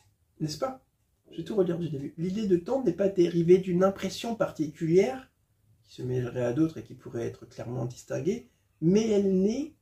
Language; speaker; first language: French; native; French